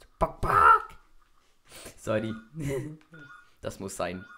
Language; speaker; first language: German; native; German